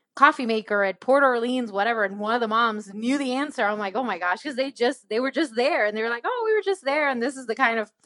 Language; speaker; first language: English; non-native, fluent; Spanish